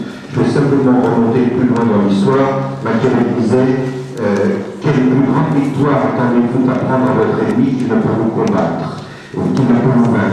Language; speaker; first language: French; native; French